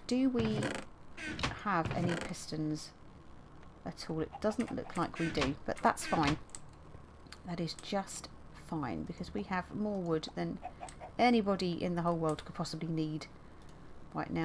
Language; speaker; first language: English; native; English